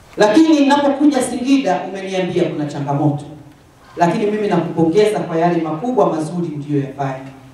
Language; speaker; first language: Swahili; native; Swahili